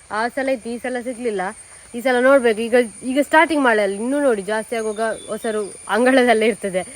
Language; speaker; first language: Kannada; native; Kannada